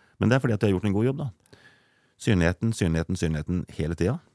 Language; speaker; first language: Norwegian; native; Norwegian